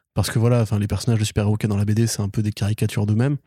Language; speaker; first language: French; native; French